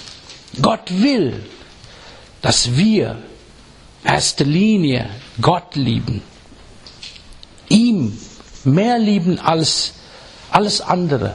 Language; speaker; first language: German; non-native, fluent; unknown